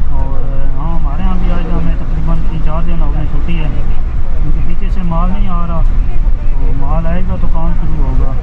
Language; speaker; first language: Urdu; non-native, local second language; Punjabi